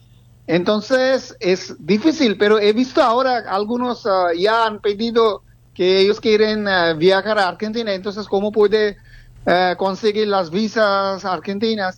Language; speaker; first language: Spanish; non-native, fluent; Bangla